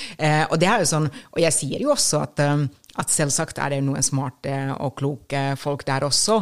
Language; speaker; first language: Norwegian; non-native, fluent; Finnish